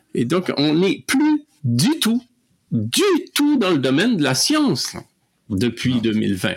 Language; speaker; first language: French; native; French